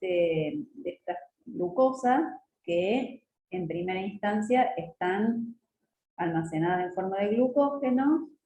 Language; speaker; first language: Spanish; native; Spanish